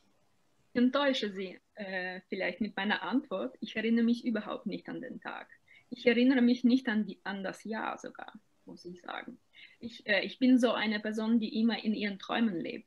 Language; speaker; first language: German; non-native, fluent; Ukrainian